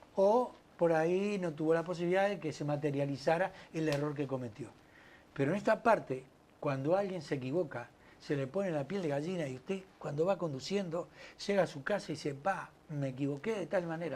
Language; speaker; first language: Spanish; native; Spanish